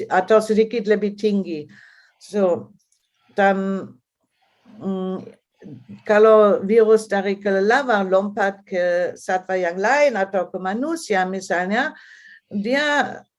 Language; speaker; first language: Indonesian; non-native, fluent; German